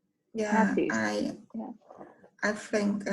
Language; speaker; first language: English; non-native, learner; Vietnamese